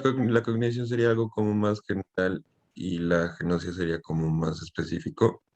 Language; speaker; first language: Spanish; native; Spanish